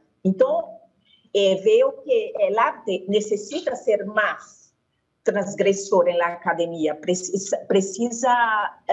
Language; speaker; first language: Spanish; non-native, fluent; Portuguese